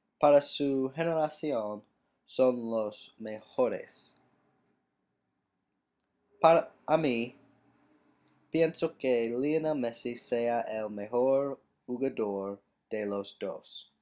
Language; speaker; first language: Spanish; non-native, learner; English